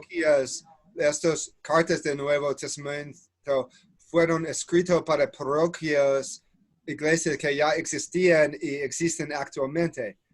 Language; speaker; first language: Spanish; non-native, fluent; English